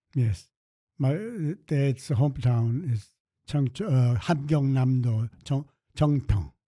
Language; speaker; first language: English; non-native, fluent; Korean